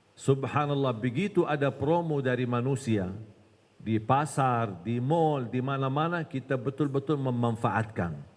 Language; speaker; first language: Malay; non-native, fluent; Arabic